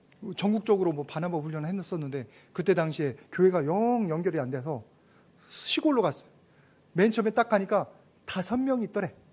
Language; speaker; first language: Korean; native; Korean